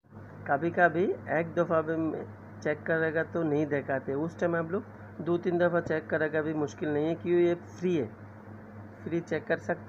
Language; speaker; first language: Hindi; non-native, learner; Bangla